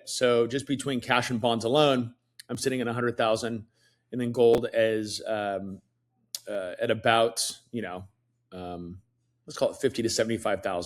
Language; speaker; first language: English; native; English